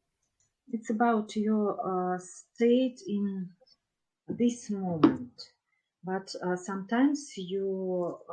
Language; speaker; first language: English; non-native, learner; Russian